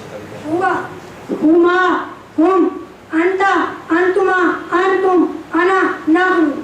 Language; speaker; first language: Arabic; non-native, learner; Urdu